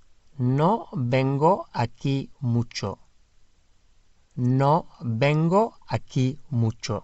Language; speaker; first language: Spanish; non-native, fluent; English